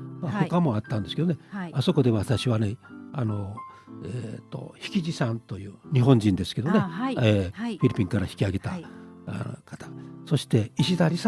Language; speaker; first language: Japanese; native; Japanese